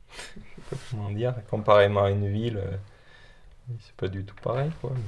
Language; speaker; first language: French; native; French